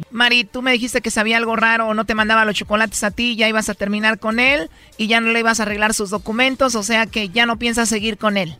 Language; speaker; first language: Spanish; native; Spanish